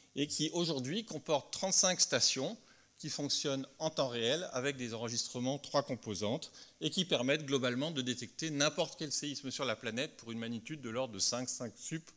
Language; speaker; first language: French; native; French